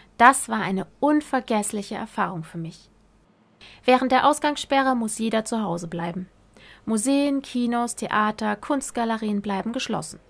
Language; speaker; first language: German; non-native, fluent; Chinese